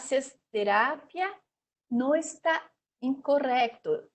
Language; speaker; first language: Spanish; non-native, learner; Portuguese